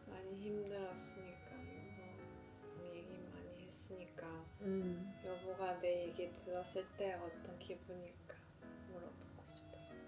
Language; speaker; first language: Korean; non-native, fluent; Chinese